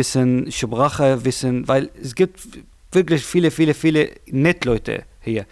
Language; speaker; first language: German; non-native, learner; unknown